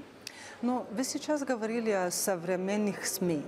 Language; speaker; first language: Russian; non-native, fluent; Slovenian